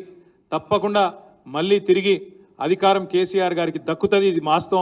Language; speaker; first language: Telugu; native; Telugu